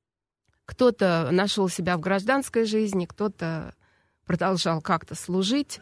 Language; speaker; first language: Russian; native; Russian